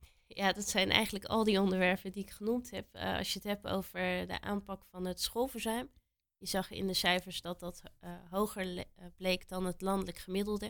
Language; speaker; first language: Dutch; native; Dutch